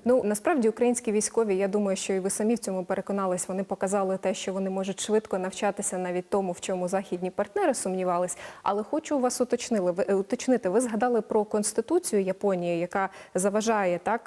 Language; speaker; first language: Ukrainian; native; Ukrainian